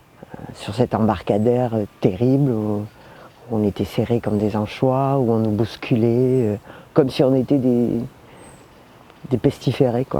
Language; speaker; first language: French; native; French